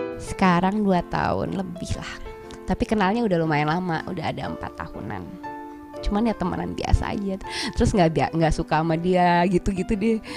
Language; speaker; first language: Indonesian; native; Indonesian